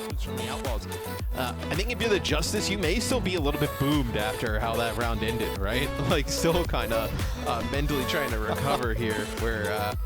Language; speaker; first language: English; native; English